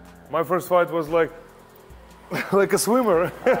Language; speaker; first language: English; non-native, fluent; Lithuanian